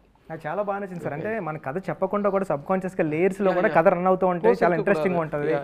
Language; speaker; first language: Telugu; native; Telugu